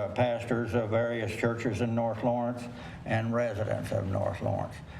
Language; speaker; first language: English; native; English